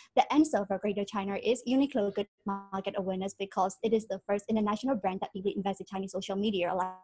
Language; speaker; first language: English; non-native, fluent; Burmese